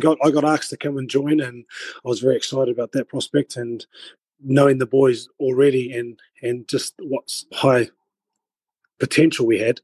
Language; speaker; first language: English; native; English